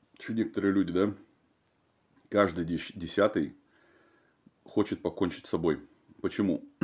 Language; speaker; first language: Russian; native; Russian